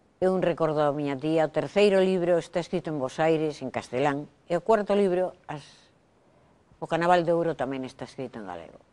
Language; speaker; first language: Galician; non-native, local second language; Spanish